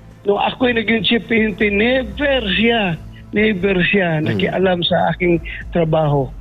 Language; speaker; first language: Filipino; native; Filipino